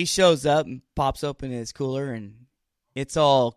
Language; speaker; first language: English; native; English